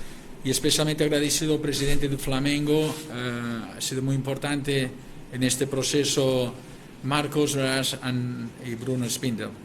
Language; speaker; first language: Spanish; non-native, local second language; Catalan